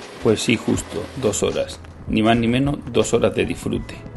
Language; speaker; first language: Spanish; native; Spanish